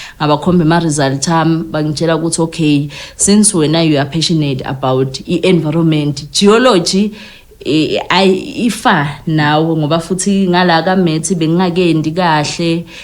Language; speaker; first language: Zulu; non-native, local second language; Swati